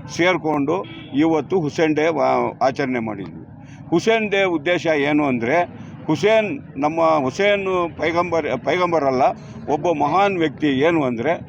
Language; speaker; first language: Kannada; non-native, local second language; Urdu